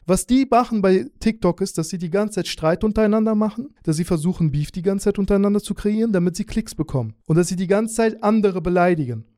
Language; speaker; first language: German; early bilingual, other home language; Russian